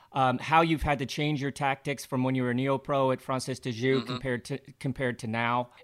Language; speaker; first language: English; native; English